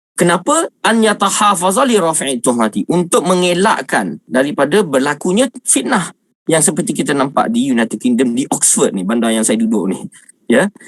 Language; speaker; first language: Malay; native; Malay